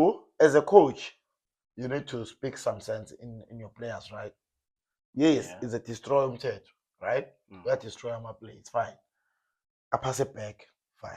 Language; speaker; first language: English; non-native, local second language; Zulu